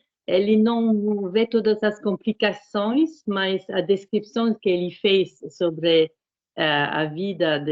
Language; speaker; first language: Portuguese; non-native, fluent; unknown